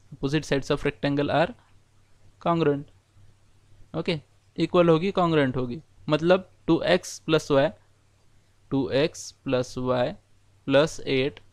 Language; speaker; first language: Hindi; non-native, local second language; Marathi